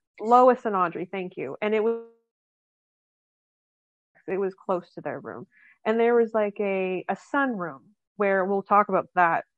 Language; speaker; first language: English; native; English